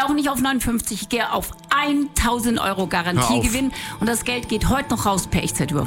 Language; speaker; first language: German; native; German